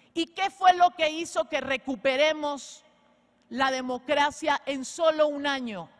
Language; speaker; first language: Spanish; native; Spanish